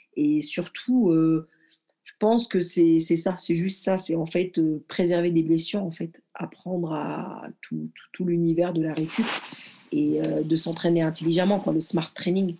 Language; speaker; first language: French; early bilingual, other home language; Arabic